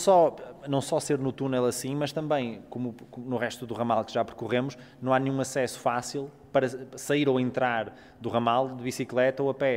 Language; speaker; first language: Portuguese; native; Portuguese